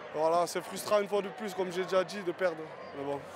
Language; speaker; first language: French; native; French